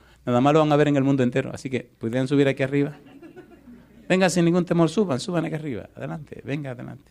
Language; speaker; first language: Spanish; native; Spanish